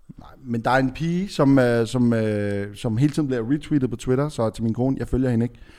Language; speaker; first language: Danish; early bilingual, other home language; Turkish